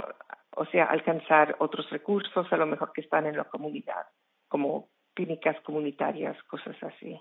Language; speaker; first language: Spanish; early bilingual, heritage; English